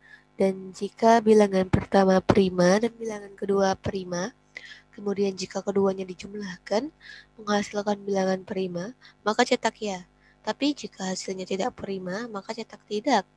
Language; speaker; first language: Indonesian; native; Indonesian